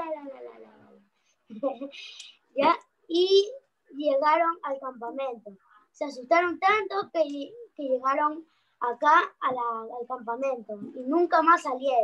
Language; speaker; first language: Spanish; native; Spanish